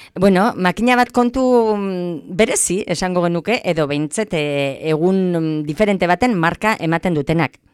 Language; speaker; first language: Basque; native; Basque